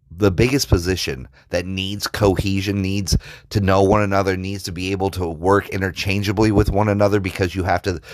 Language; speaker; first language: English; native; English